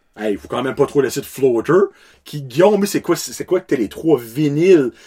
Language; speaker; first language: French; native; French